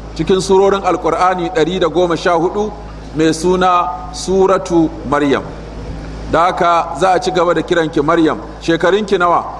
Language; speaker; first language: Hausa; native; Hausa